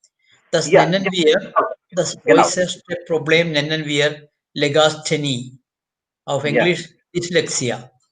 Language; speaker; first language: German; non-native, fluent; Malayalam